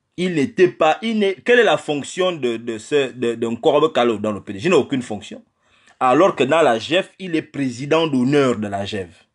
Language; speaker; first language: French; non-native, local second language; Fang